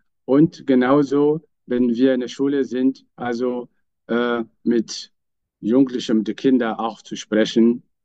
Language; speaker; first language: German; non-native, fluent; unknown